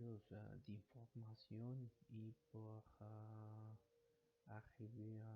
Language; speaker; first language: French; non-native, learner; Spanish